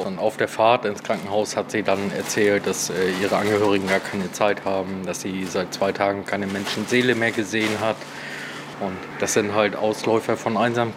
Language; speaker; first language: German; native; German